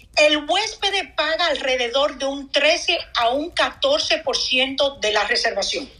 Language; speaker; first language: Spanish; native; Spanish